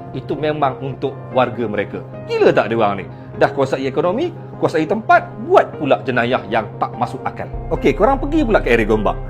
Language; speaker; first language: Malay; native; Malay